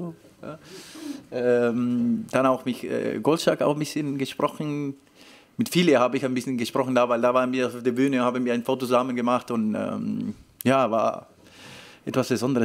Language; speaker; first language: German; non-native, fluent; Spanish